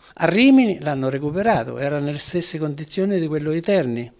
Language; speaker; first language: Italian; native; Italian